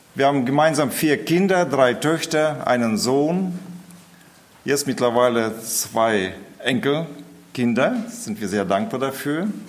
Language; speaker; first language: German; early bilingual, heritage; German